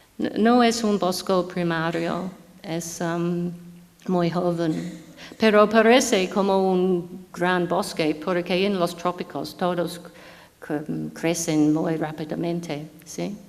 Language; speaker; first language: Spanish; non-native, fluent; English